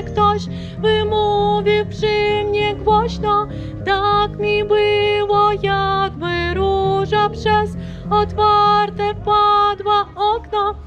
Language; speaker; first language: Polish; non-native, learner; Ukrainian